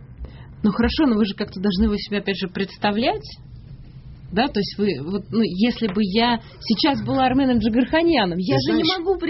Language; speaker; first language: Russian; native; Russian